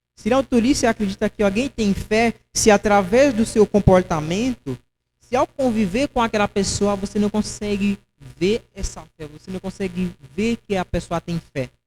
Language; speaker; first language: Portuguese; non-native, fluent; Haitian Creole